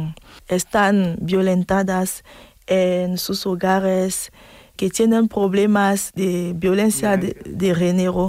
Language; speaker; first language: Spanish; non-native, fluent; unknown